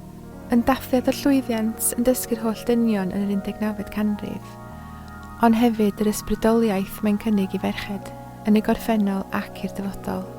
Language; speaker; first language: Welsh; native; Welsh